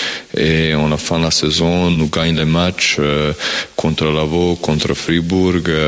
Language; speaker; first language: French; non-native, learner; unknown